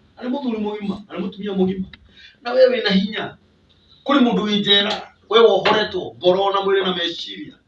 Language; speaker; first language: Kikuyu; native; Kikuyu